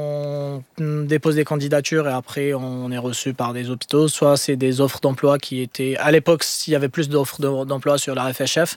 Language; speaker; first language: French; non-native, local second language; Arabic